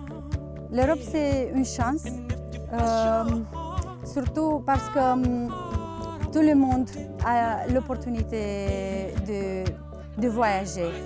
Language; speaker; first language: French; non-native, fluent; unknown